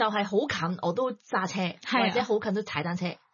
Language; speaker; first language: Cantonese; native; Cantonese